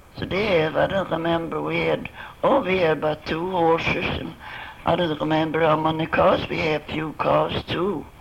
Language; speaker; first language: English; non-native, fluent; Swedish